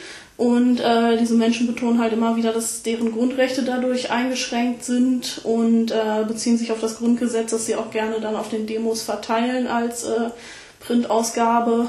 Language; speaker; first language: German; native; German